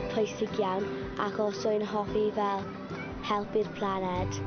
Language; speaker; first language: Welsh; non-native, local second language; English